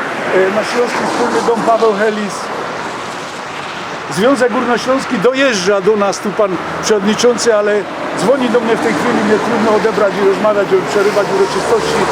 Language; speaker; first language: Polish; native; Polish